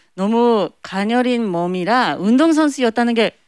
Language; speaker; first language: Korean; non-native, fluent; English